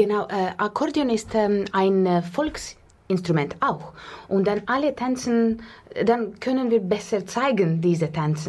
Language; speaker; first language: German; non-native, fluent; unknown